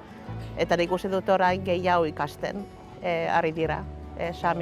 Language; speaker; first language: Basque; non-native, fluent; Finnish